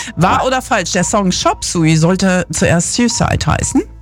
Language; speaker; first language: German; native; German